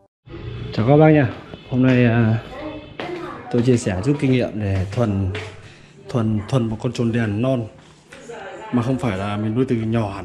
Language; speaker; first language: Vietnamese; native; Vietnamese